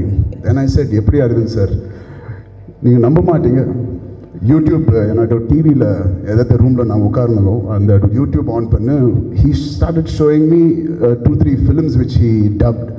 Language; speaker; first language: Tamil; non-native, learner; Telugu